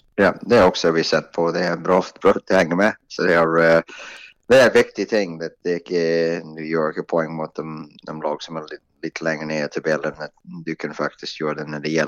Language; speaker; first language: Norwegian; non-native, fluent; Swedish